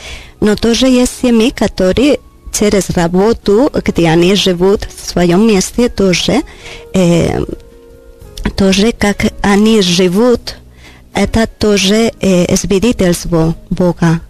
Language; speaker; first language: Russian; non-native, learner; Spanish